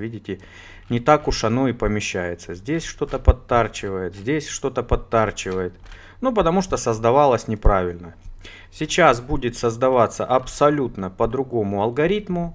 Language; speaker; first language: Russian; native; Russian